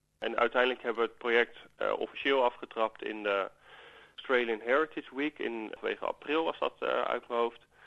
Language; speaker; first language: Dutch; native; Dutch